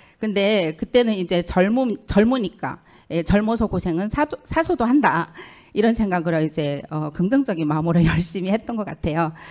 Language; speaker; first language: Korean; native; Korean